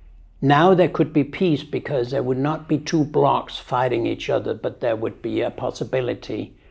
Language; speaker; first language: English; non-native, fluent; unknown